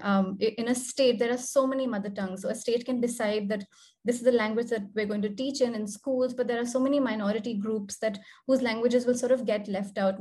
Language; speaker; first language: English; non-native, local second language; Hindi